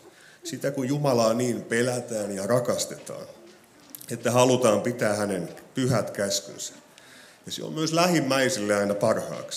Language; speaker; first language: Finnish; native; Finnish